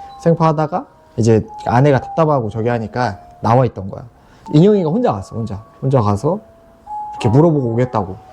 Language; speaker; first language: Korean; native; Korean